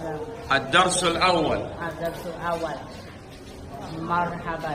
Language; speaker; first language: Arabic; non-native, learner; Khmer